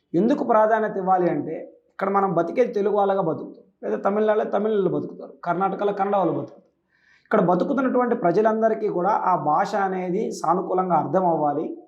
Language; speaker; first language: Telugu; native; Telugu